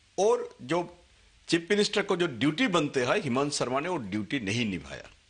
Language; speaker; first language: Hindi; non-native, local second language; Assamese